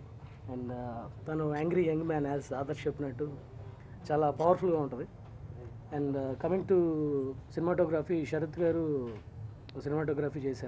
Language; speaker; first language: Telugu; native; Telugu